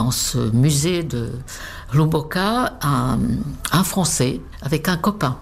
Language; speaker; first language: French; non-native, fluent; Czech